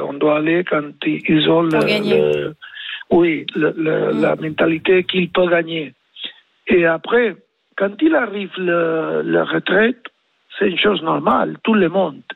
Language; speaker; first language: French; non-native, learner; Spanish